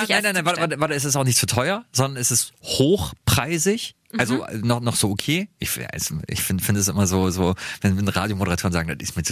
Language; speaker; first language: German; native; German